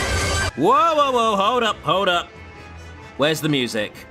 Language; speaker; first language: English; native; English